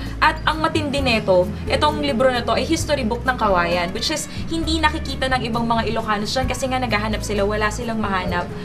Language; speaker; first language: Filipino; non-native, local second language; Iloko